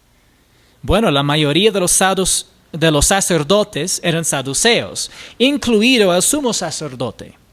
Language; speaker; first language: Spanish; non-native, fluent; English